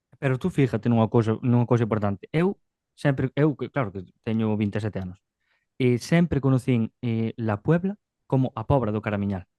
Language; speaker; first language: Galician; native; Galician